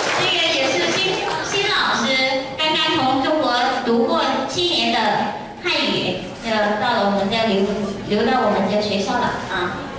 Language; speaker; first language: Chinese; non-native, fluent; Lao